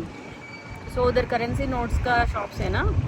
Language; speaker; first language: Hindi; non-native, local second language; Telugu